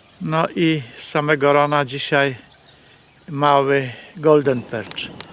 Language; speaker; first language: Polish; native; Polish